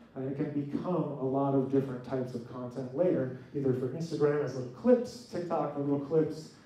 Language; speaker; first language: English; native; English